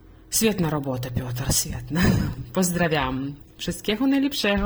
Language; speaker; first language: Polish; non-native, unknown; Belarusian